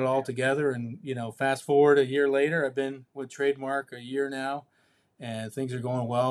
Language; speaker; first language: English; native; English